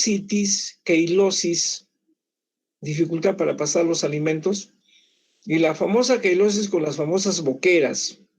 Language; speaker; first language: Spanish; native; Spanish